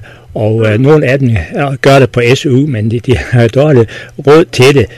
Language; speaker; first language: Danish; native; Danish